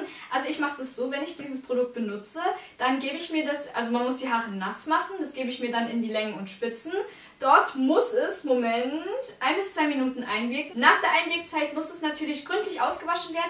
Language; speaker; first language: German; native; German